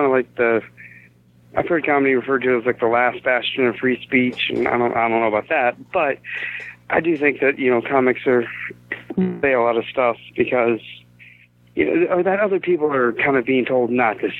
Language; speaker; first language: English; native; English